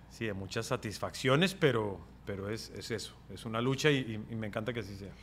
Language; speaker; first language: Spanish; native; Spanish